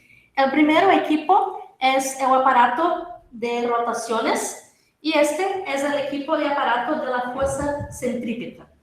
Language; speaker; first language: Spanish; non-native, fluent; Portuguese